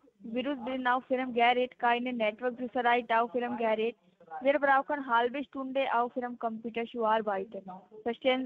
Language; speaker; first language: German; non-native, learner; Hindi